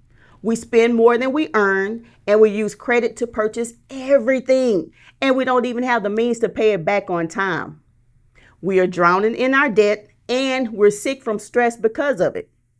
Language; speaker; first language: English; native; English